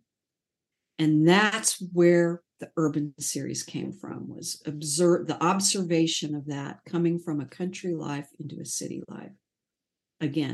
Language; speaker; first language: English; native; English